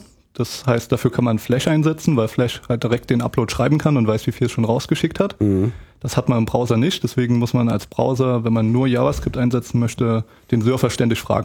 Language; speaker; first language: German; native; German